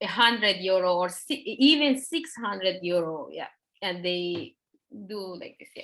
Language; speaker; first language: English; non-native, learner; Persian